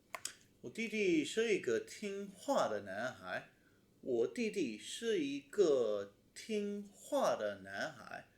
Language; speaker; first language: Chinese; non-native, learner; English